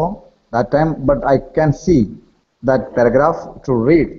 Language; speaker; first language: English; non-native, learner; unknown